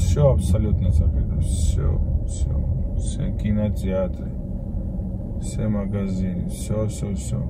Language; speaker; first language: Russian; non-native, fluent; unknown